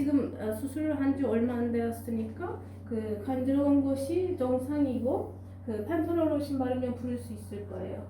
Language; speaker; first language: Korean; non-native, fluent; Turkish